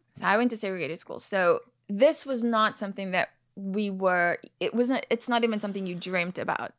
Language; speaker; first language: English; native; English